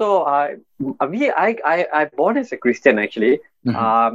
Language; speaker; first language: English; non-native, local second language; Tamil